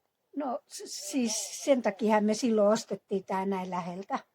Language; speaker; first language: Finnish; native; Finnish